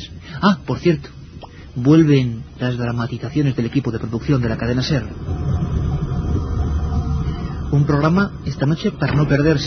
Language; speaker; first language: Spanish; native; Spanish